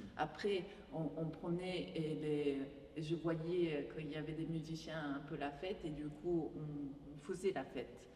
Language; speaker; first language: French; non-native, fluent; Japanese